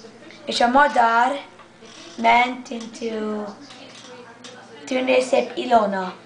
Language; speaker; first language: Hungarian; early bilingual, heritage; English